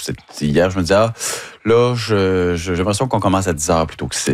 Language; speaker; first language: French; native; French